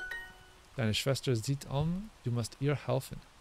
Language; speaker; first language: German; non-native, learner; English